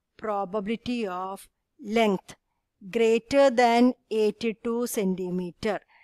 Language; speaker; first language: English; non-native, local second language; Malayalam